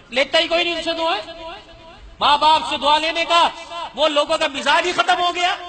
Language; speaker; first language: Urdu; non-native, local second language; Punjabi